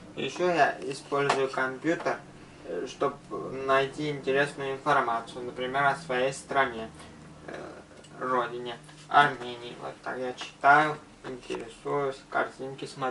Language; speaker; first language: Russian; early bilingual, other home language; Armenian